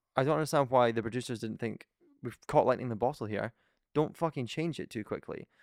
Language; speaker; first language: English; native; English